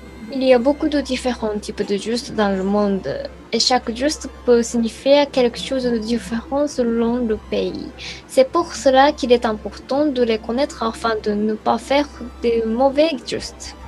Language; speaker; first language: French; non-native, learner; Japanese